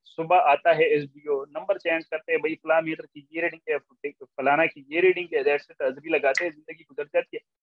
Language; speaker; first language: Urdu; non-native, local second language; Pashto